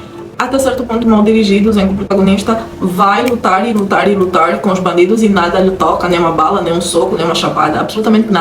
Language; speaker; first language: Portuguese; native; Portuguese